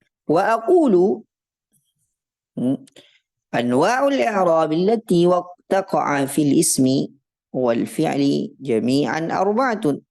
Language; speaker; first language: Arabic; non-native, fluent; Indonesian